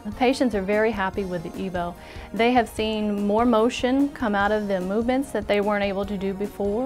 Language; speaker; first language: English; native; English